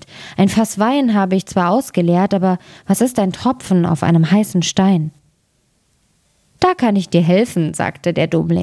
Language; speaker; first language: German; native; German